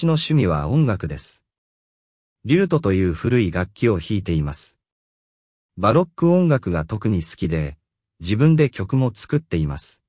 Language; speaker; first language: Japanese; non-native, fluent; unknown